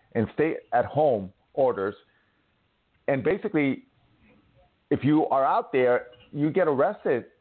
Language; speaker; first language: English; native; English